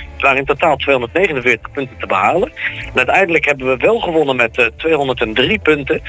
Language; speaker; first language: Dutch; native; Dutch